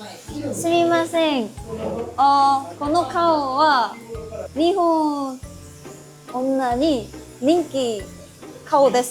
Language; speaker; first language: Japanese; non-native, learner; Korean